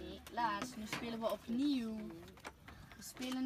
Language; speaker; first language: Dutch; native; Dutch